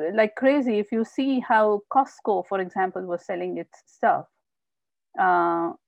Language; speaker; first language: English; non-native, local second language; Hindi